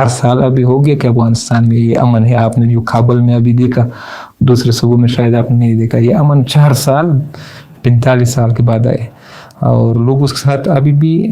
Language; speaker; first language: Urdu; non-native, learner; Pashto